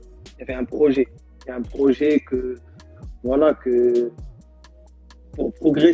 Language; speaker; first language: French; non-native, local second language; Arabic